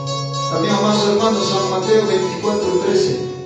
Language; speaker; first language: Spanish; non-native, local second language; Quechua